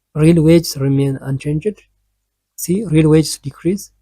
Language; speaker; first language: English; non-native, local second language; Amharic